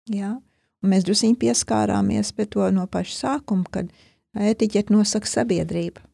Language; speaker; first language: Latvian; early bilingual, heritage; Latvian